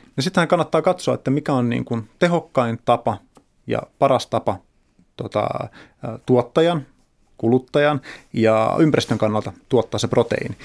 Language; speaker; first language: Finnish; native; Finnish